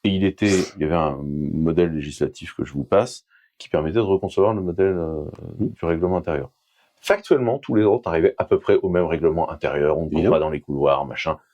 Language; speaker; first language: French; native; French